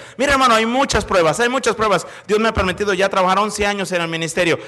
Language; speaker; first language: Spanish; native; Spanish